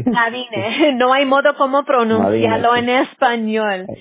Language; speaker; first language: Spanish; early bilingual, heritage; Spanish